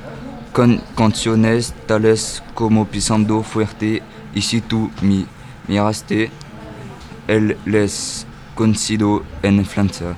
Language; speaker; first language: Spanish; non-native, learner; French